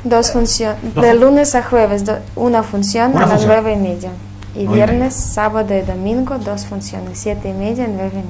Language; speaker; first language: Spanish; non-native, fluent; Russian